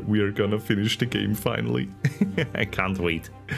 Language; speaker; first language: English; non-native, fluent; German